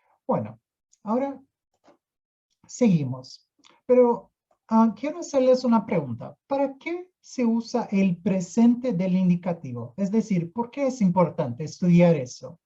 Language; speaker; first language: Spanish; non-native, fluent; Portuguese